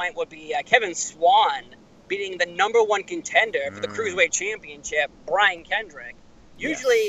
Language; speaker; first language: English; native; English